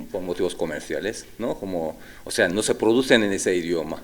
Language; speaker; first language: Spanish; non-native, fluent; Turkish